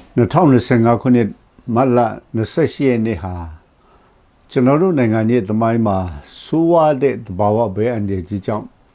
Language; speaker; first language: Burmese; non-native, local second language; Kachin